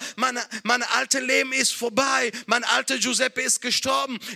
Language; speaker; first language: German; non-native, fluent; Italian